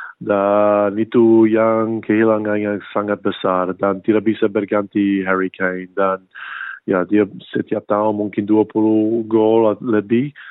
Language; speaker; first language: Indonesian; early bilingual, heritage; English